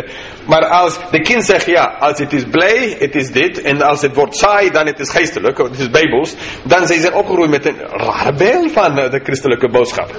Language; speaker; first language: Dutch; non-native, fluent; English